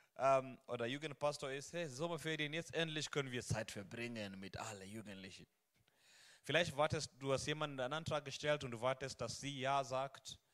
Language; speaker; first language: German; non-native, fluent; Swahili